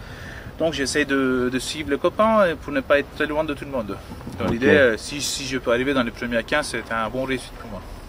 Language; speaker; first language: French; non-native, fluent; Turkish